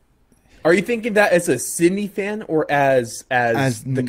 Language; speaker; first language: English; native; English